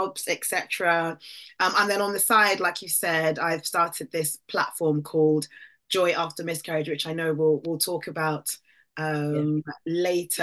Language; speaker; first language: English; native; English